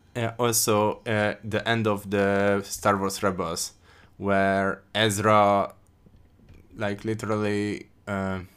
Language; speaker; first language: English; non-native, fluent; Hungarian